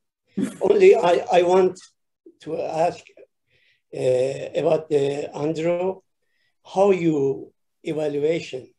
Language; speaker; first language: English; non-native, learner; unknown